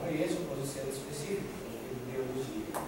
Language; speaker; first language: Spanish; non-native, fluent; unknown